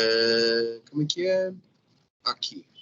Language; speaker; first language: Portuguese; non-native, fluent; Spanish